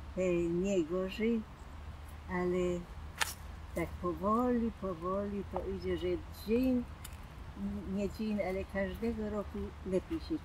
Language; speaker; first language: Polish; non-native, local second language; German